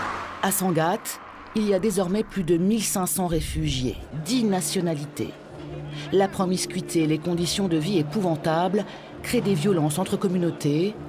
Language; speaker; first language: French; native; French